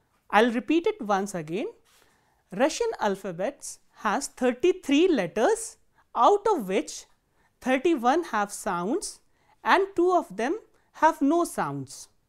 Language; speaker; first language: English; non-native, local second language; Hindi